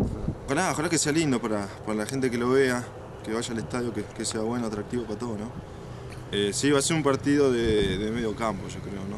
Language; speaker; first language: Spanish; native; Spanish